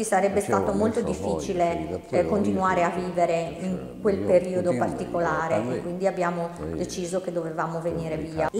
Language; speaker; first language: Italian; non-native, fluent; Chinese